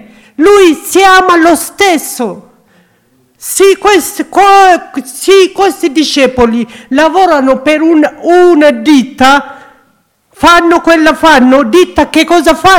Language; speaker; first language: Italian; non-native, learner; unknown